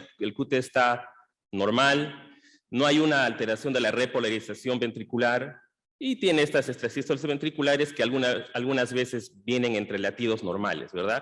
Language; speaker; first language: Spanish; native; Spanish